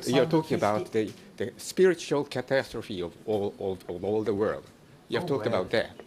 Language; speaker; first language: English; non-native, fluent; Japanese